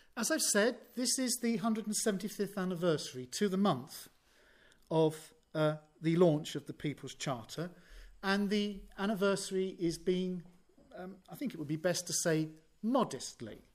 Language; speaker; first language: English; native; English